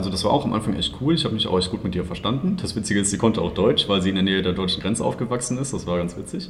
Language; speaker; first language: German; native; German